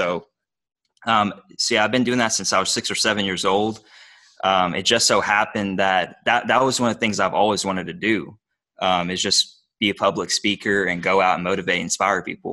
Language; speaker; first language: English; early bilingual, other home language; Bosnian